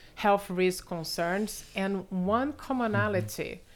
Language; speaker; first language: English; non-native, fluent; Portuguese